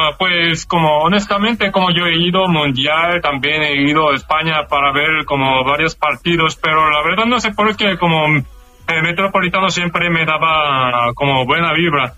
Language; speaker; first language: Spanish; non-native, learner; Korean